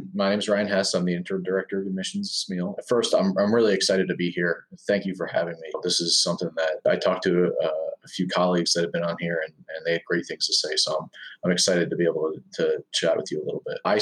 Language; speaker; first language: English; native; English